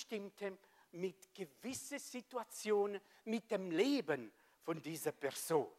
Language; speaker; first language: German; non-native, fluent; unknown